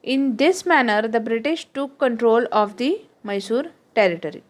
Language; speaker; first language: English; non-native, local second language; Marathi